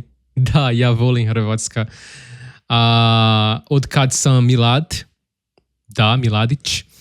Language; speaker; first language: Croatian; non-native, learner; Portuguese